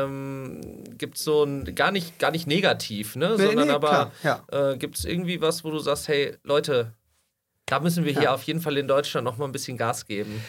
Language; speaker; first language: German; native; German